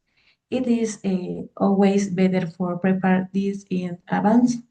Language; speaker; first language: English; non-native, learner; Spanish